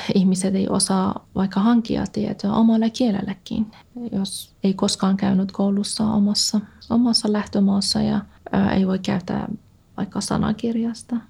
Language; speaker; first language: Finnish; non-native, fluent; Persian